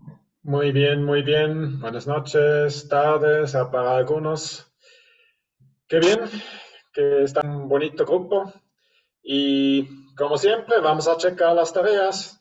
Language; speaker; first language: Spanish; non-native, fluent; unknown